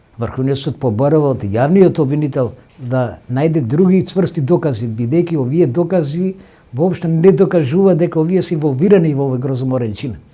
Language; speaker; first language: Macedonian; non-native, local second language; Albanian